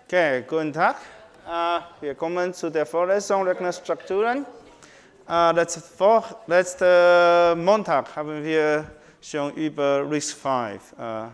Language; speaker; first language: German; non-native, learner; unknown